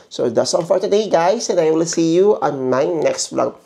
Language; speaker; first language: English; non-native, local second language; Filipino